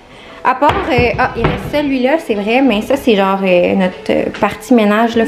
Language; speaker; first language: French; native; French